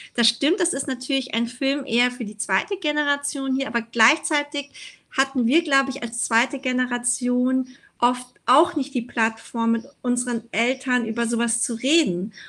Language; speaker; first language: German; early bilingual, other home language; Vietnamese